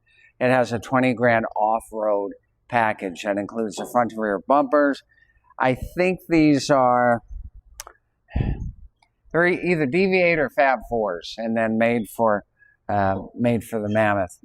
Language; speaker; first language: English; native; English